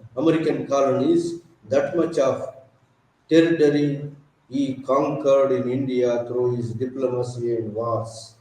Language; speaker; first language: English; non-native, local second language; Telugu